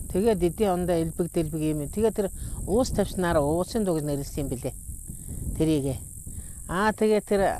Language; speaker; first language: Mongolian; non-native, local second language; Buriat